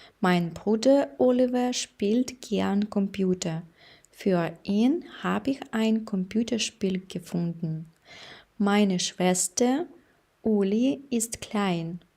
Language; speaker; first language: German; non-native, fluent; Ukrainian